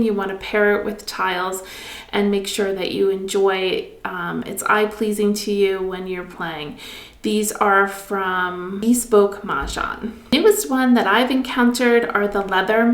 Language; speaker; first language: English; native; English